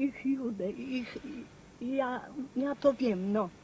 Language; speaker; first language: German; non-native, learner; Polish